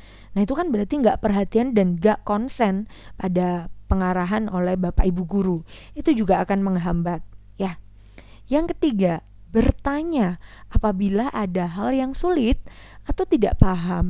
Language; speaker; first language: Indonesian; native; Indonesian